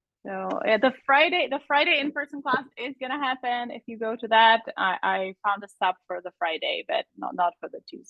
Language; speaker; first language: English; native; English